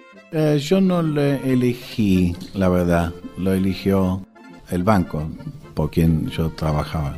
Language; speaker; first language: Spanish; non-native, fluent; Dutch